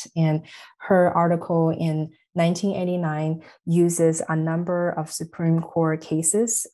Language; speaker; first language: English; non-native, fluent; Chinese